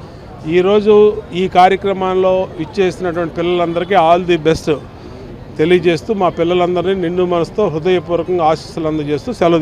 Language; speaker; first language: Telugu; native; Telugu